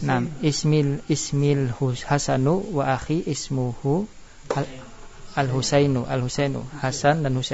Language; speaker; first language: Arabic; non-native, fluent; Indonesian